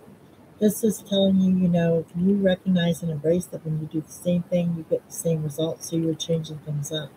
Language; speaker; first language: English; native; English